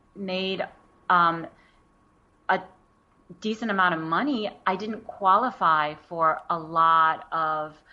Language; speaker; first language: English; early bilingual, other home language; Wu Chinese